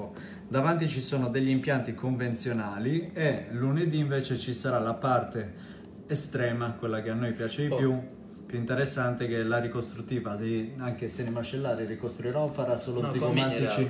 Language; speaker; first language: Italian; native; Italian